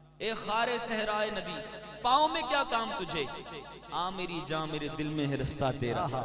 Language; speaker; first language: Urdu; non-native, local second language; Punjabi